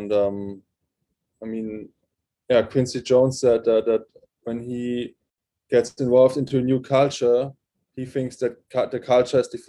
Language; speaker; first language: English; non-native, fluent; German